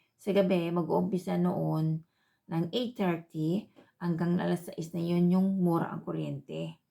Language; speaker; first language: Filipino; native; Filipino